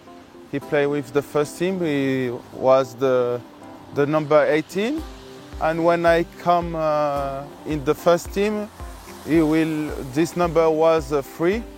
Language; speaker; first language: English; non-native, learner; French